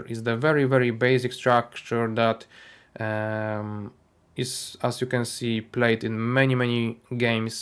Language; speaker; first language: English; non-native, fluent; Polish